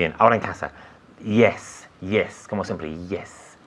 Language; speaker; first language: Spanish; non-native, fluent; English